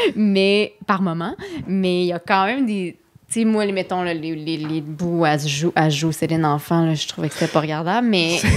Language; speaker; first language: French; native; French